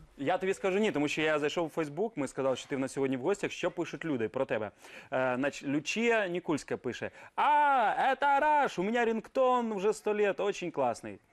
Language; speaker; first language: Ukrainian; native; Ukrainian